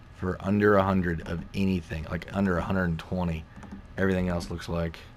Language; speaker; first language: English; native; English